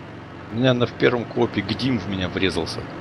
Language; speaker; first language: Russian; native; Russian